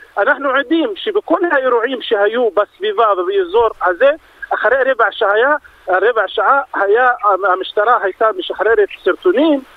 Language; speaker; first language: Hebrew; non-native, local second language; Arabic